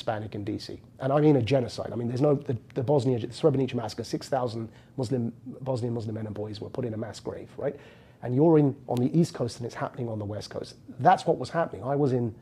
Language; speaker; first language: English; native; English